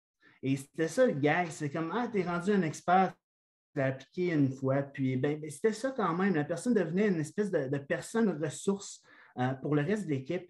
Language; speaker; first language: French; native; French